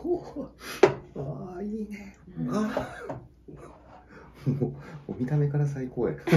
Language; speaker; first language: Japanese; native; Japanese